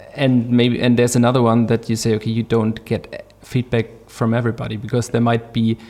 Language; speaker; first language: English; non-native, fluent; German